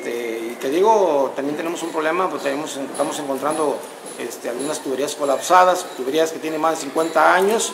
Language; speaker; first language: Spanish; native; Spanish